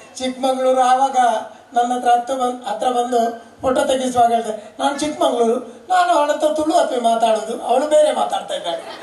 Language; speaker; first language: Kannada; non-native, local second language; Tulu